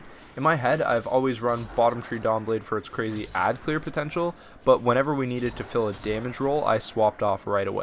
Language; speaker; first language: English; native; English